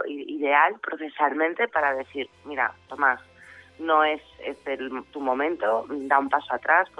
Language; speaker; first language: Spanish; native; Spanish